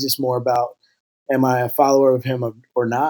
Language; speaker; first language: English; native; English